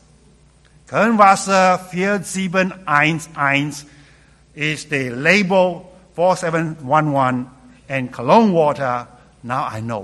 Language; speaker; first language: English; non-native, local second language; Cantonese